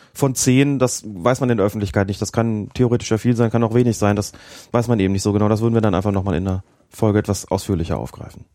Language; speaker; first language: German; native; German